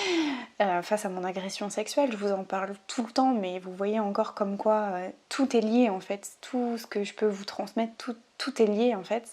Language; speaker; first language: French; native; French